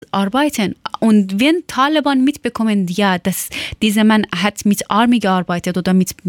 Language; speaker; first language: German; non-native, learner; Persian